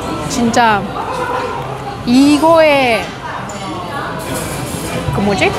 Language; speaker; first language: Korean; non-native, fluent; Russian